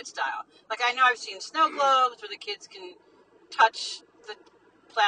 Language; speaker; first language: English; native; English